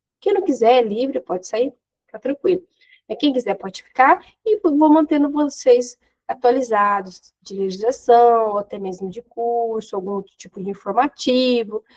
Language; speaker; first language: Portuguese; native; Portuguese